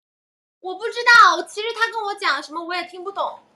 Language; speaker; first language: Chinese; native; Chinese